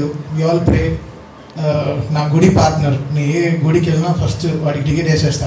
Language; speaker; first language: Telugu; native; Telugu